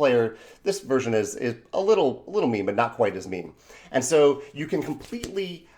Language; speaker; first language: English; native; English